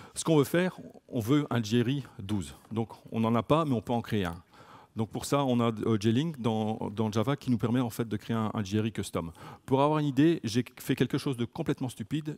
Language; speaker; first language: French; native; French